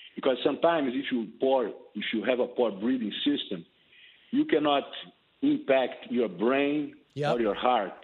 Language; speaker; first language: English; non-native, fluent; Portuguese